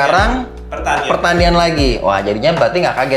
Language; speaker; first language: Indonesian; native; Indonesian